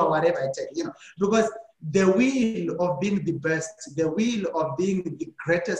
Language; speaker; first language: English; non-native, local second language; Shona